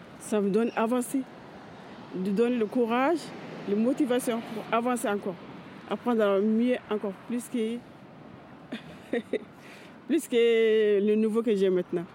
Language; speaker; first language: French; non-native, learner; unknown